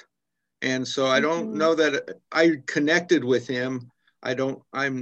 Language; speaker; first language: English; native; English